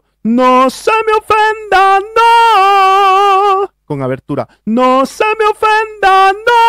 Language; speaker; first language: Spanish; native; Spanish